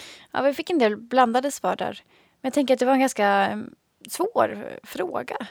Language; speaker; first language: Swedish; native; Swedish